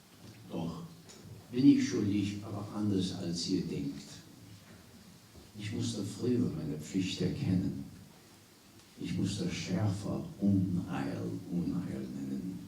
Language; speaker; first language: German; non-native, fluent; English